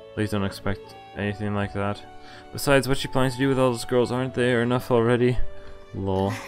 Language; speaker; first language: English; non-native, fluent; Dutch